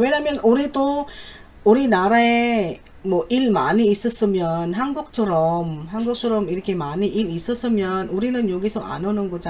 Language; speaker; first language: Korean; non-native, learner; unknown